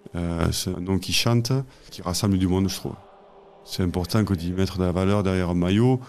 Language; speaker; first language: French; native; French